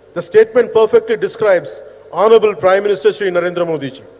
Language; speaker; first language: English; non-native, local second language; Telugu